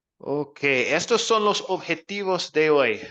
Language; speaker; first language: Spanish; non-native, learner; English